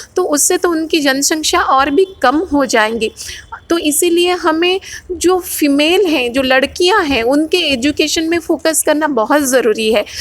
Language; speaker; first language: Hindi; non-native, local second language; Odia